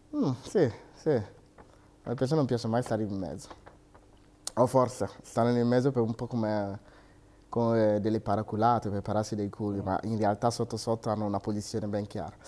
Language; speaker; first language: Italian; early bilingual, other home language; Akan